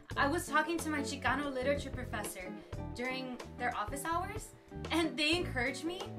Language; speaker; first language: English; early bilingual, other home language; Spanish